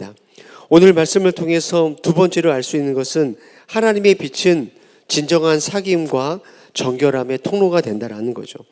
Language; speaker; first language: Korean; native; Korean